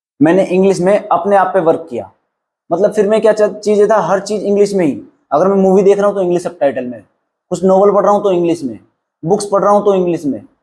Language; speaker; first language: Hindi; native; Hindi